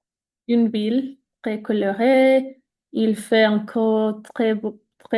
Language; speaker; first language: French; non-native, learner; Spanish